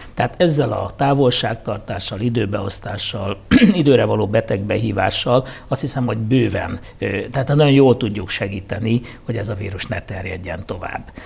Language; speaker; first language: Hungarian; native; Hungarian